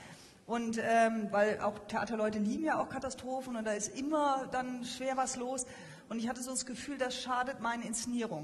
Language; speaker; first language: German; native; German